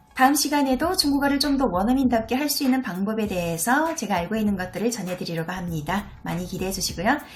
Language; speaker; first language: Korean; early bilingual, heritage; Korean